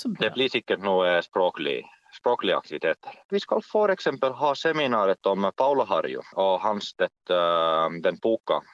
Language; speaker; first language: Norwegian; non-native, fluent; Finnish